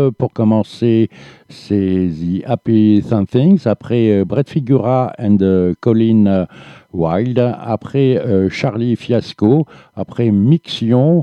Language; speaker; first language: French; native; French